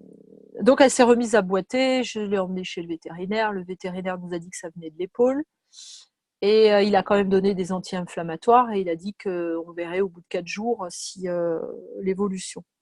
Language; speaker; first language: French; native; French